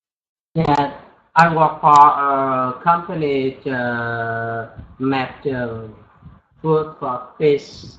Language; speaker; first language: English; non-native, learner; Vietnamese